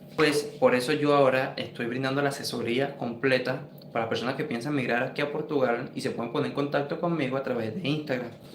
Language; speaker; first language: Spanish; native; Spanish